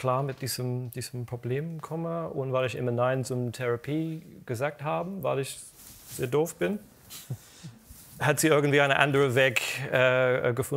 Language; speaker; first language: German; non-native, fluent; English